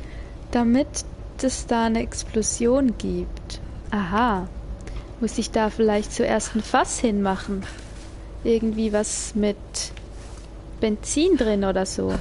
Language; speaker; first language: German; native; German